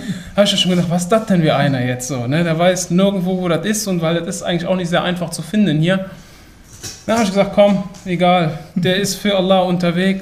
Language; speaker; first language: German; native; German